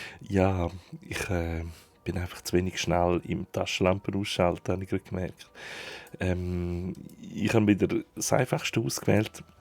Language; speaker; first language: German; native; German